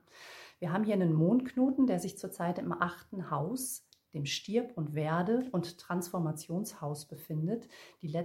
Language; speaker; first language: German; native; German